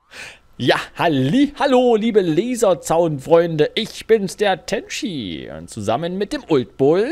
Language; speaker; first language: German; native; German